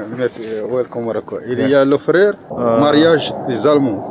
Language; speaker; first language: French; non-native, learner; Arabic